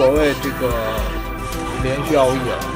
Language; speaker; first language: Chinese; native; Chinese